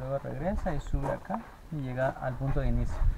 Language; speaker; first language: Spanish; native; Spanish